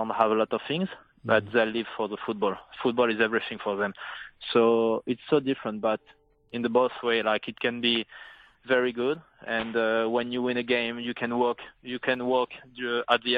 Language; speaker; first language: English; non-native, fluent; French